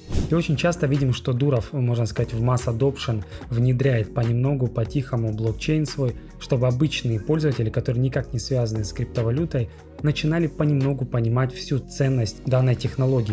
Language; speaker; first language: Russian; native; Russian